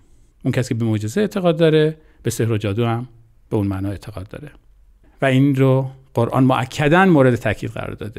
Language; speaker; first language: Persian; native; Persian